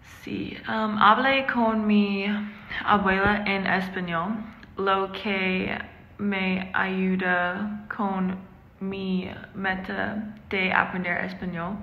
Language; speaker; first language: Spanish; non-native, learner; English